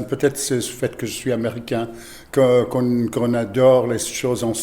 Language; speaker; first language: French; non-native, fluent; English